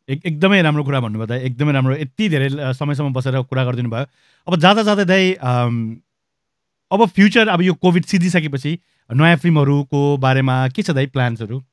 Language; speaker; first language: Nepali; native; Nepali